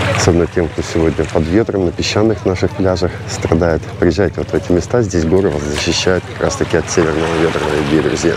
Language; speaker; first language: Russian; native; Russian